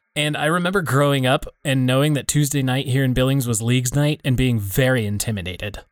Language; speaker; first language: English; native; English